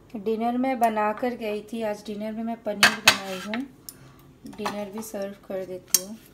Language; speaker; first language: Hindi; non-native, local second language; Bangla